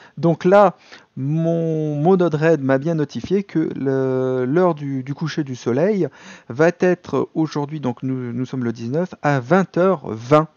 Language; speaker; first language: French; native; French